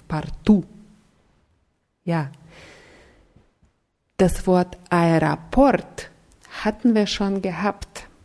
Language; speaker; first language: German; non-native, fluent; Russian